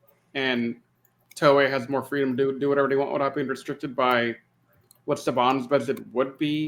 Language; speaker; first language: English; native; English